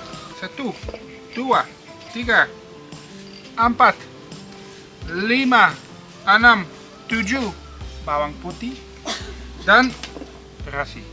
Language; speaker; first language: Indonesian; non-native, learner; Dutch